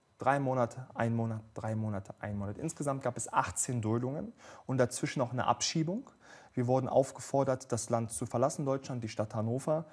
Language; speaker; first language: German; early bilingual, other home language; Bosnian